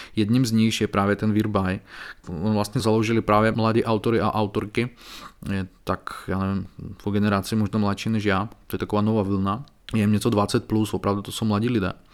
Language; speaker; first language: Czech; non-native, fluent; Belarusian